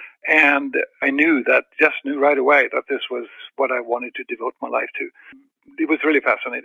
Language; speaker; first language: English; non-native, fluent; Swedish